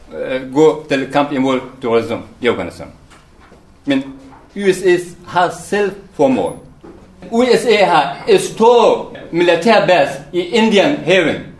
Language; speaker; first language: Danish; non-native, learner; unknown